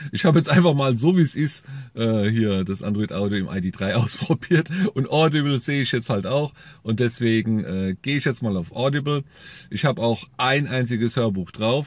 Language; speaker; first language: German; native; German